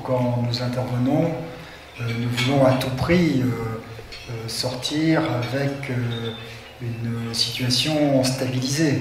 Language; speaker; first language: French; native; French